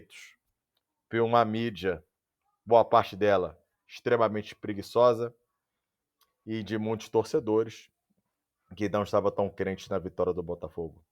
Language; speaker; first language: Portuguese; native; Portuguese